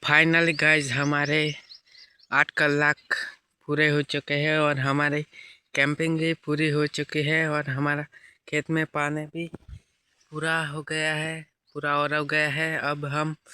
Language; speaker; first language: Hindi; non-native, local second language; Gujarati